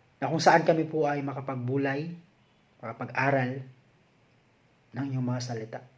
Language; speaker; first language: Filipino; non-native, local second language; Cebuano